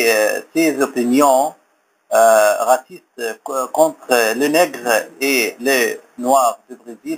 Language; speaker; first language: French; non-native, learner; Arabic